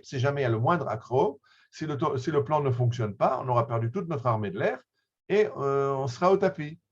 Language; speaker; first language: French; native; French